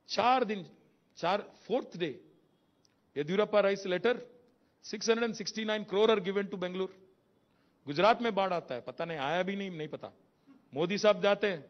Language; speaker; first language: Hindi; non-native, local second language; Telugu